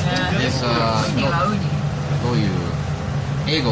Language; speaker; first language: Japanese; non-native, learner; English